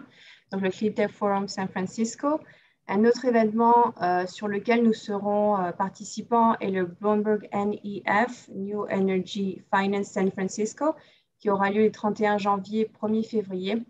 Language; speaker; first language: French; native; French